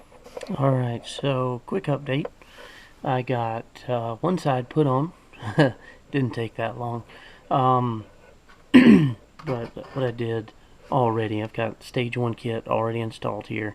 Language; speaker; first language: English; native; English